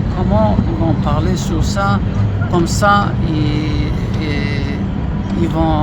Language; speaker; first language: French; non-native, learner; Hebrew